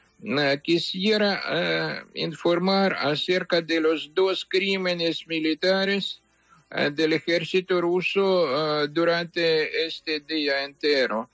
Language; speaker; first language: Spanish; non-native, fluent; Ukrainian